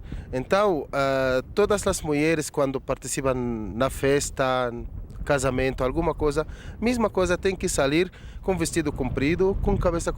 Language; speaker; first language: Portuguese; non-native, fluent; Arabic